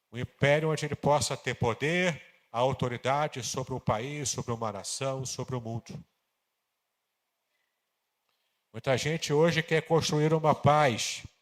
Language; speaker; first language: Portuguese; native; Portuguese